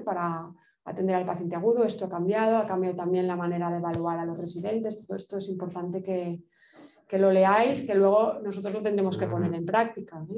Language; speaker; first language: Spanish; native; Spanish